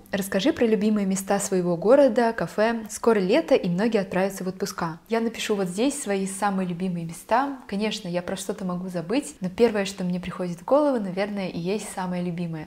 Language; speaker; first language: Russian; native; Russian